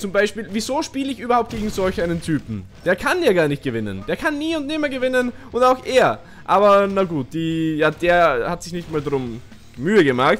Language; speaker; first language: German; native; German